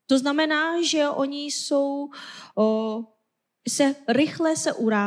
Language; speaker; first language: Czech; non-native, fluent; Korean